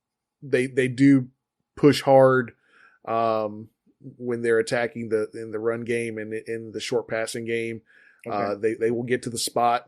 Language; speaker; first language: English; native; English